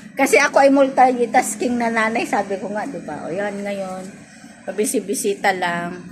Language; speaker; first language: Filipino; non-native, local second language; Iloko